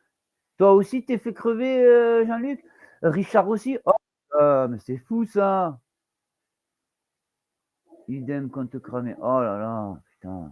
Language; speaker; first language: French; native; French